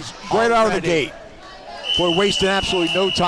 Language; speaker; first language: English; native; English